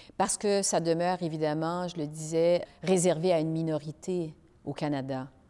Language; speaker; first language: French; native; French